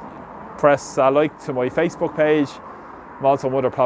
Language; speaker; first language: English; native; English